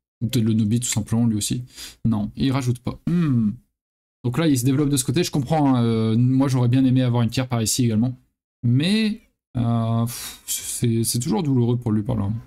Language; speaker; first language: French; native; French